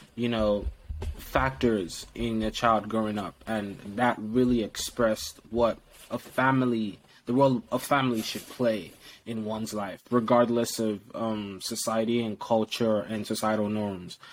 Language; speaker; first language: English; non-native, local second language; Yoruba